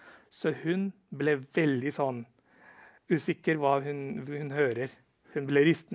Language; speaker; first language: Norwegian; non-native, fluent; Rohingya